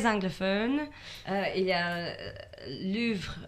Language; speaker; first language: French; non-native, fluent; English